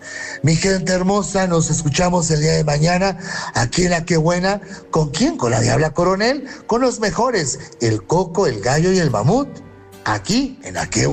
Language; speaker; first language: Spanish; native; Spanish